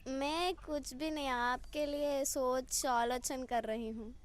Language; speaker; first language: Hindi; non-native, local second language; Telugu